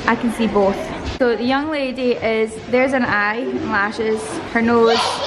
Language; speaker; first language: English; native; English